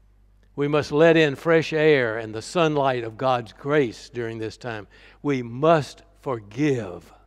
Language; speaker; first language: English; native; English